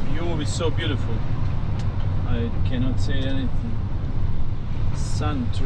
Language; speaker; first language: English; non-native, learner; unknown